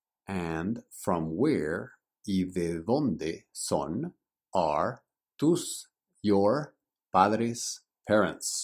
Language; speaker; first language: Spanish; early bilingual, heritage; Spanish